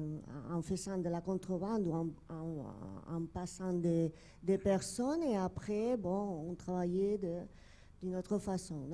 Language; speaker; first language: French; non-native, fluent; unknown